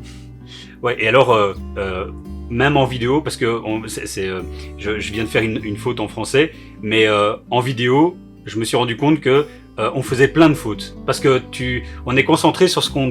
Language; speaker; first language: French; native; French